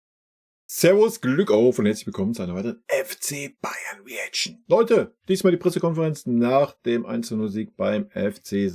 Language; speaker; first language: German; native; German